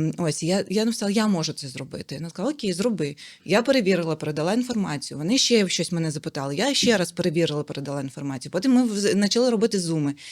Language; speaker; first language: Ukrainian; non-native, local second language; Russian